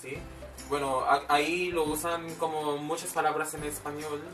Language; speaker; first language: Spanish; non-native, fluent; Filipino